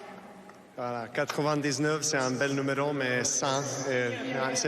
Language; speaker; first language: French; non-native, learner; Serbian